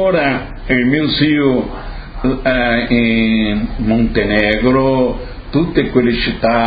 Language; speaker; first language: Italian; early bilingual, heritage; Portuguese